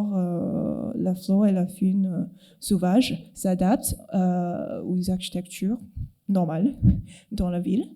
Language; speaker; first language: French; non-native, fluent; Cantonese